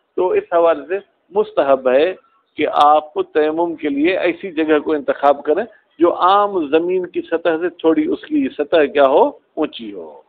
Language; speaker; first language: Urdu; non-native, local second language; Sindhi